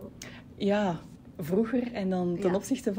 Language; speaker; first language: Dutch; native; Dutch